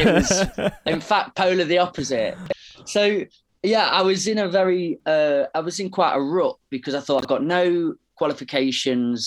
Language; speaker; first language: English; native; English